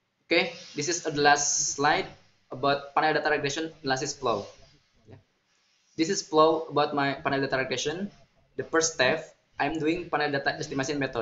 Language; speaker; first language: English; non-native, learner; Indonesian